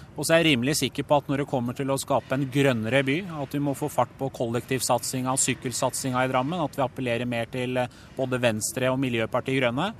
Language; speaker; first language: Norwegian; early bilingual, other home language; Persian